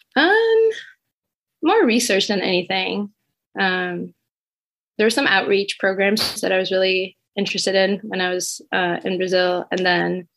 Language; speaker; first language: English; non-native, fluent; Portuguese